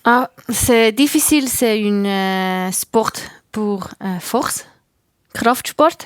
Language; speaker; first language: French; non-native, learner; German